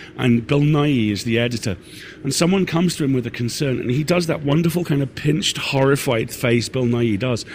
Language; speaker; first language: English; native; English